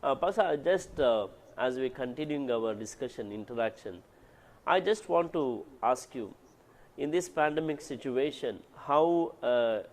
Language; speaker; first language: English; non-native, local second language; Kannada